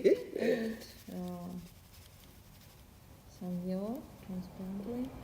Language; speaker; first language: English; non-native, learner; Russian